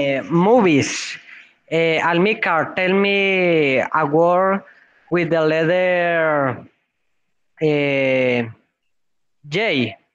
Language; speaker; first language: English; non-native, learner; Spanish